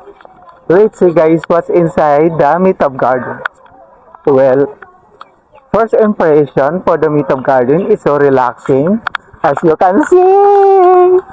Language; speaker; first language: English; non-native, fluent; Filipino